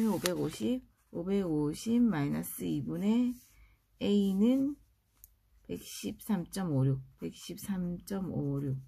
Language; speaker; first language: Korean; native; Korean